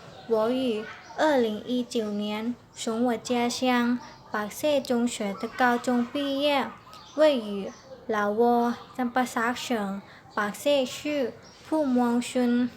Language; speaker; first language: Chinese; non-native, learner; Lao